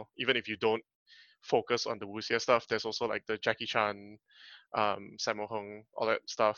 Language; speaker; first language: English; native; English